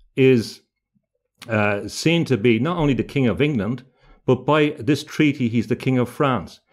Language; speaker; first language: English; native; English